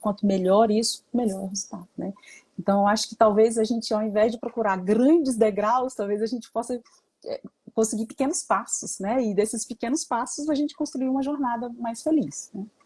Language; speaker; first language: Portuguese; native; Portuguese